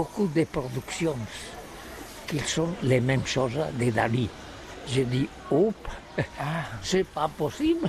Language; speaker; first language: French; non-native, learner; Catalan